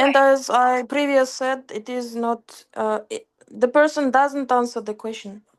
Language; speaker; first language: English; non-native, fluent; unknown